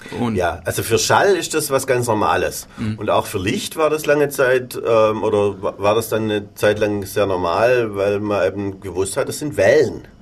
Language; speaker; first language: German; native; German